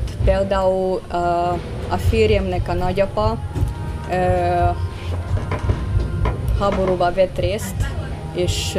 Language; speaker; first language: Hungarian; non-native, fluent; Russian